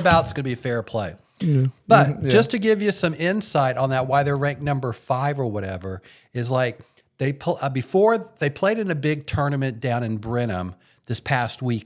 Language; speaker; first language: English; native; English